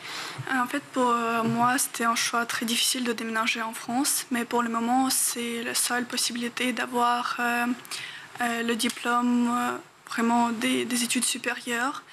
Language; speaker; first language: French; non-native, fluent; Ukrainian